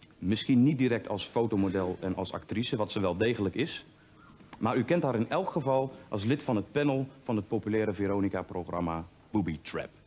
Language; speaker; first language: Dutch; native; Dutch